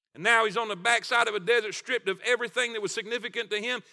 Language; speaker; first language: English; native; English